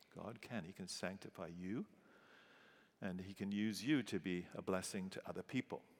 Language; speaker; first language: English; native; English